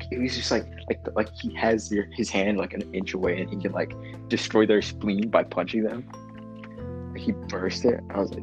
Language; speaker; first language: English; non-native, local second language; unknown